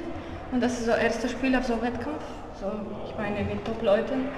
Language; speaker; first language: German; non-native, learner; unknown